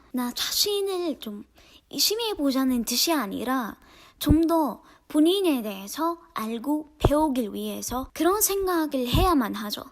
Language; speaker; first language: Korean; non-native, fluent; Arabic